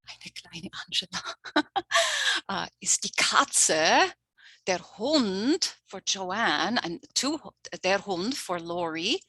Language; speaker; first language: German; non-native, fluent; English